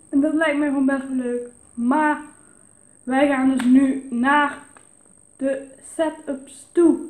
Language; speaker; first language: Dutch; native; Dutch